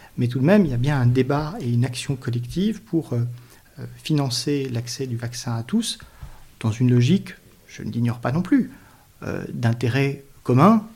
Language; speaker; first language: French; native; French